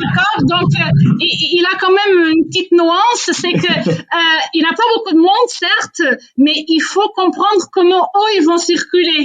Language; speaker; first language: French; non-native, fluent; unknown